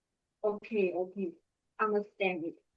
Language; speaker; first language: English; non-native, learner; Chinese